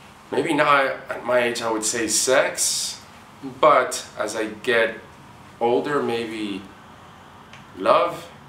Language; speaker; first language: English; early bilingual, other home language; Spanish